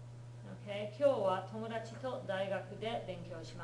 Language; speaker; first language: Japanese; non-native, fluent; English